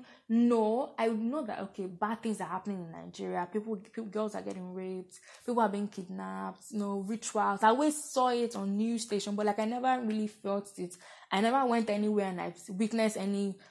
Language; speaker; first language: English; non-native, local second language; Yoruba